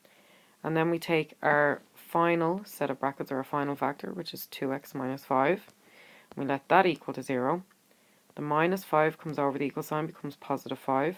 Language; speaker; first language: English; native; English